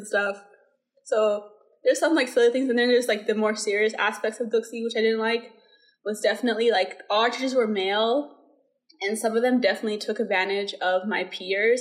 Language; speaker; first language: English; early bilingual, other home language; Somali